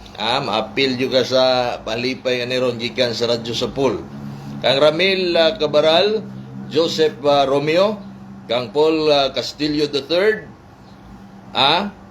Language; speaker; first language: Cebuano; native; Cebuano